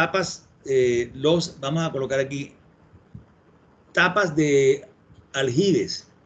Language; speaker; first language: Spanish; native; Spanish